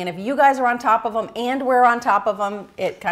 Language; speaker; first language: English; native; English